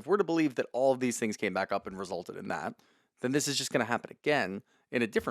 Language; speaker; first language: English; native; English